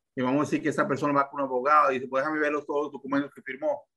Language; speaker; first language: Spanish; early bilingual, heritage; Spanish